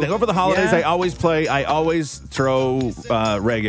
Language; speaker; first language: English; native; English